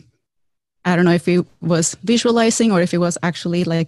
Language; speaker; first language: English; non-native, fluent; Spanish